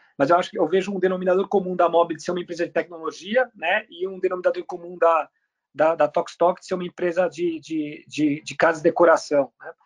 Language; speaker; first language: Portuguese; early bilingual, other home language; Spanish